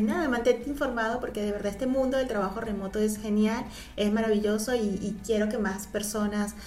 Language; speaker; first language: Spanish; native; Spanish